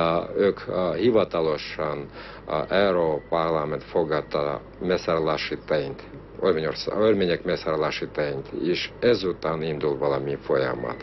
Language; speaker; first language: Hungarian; non-native, fluent; Armenian